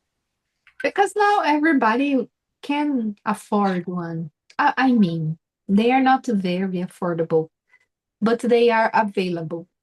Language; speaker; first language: English; non-native, fluent; Portuguese